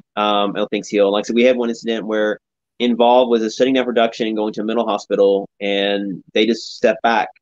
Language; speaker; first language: English; native; English